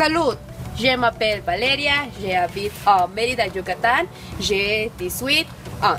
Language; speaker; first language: French; non-native, learner; Spanish